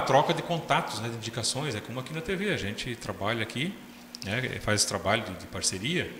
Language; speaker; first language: Portuguese; native; Portuguese